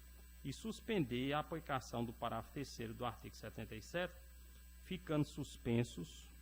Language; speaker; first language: Portuguese; native; Portuguese